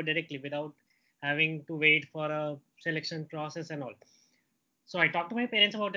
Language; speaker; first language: English; non-native, local second language; Hindi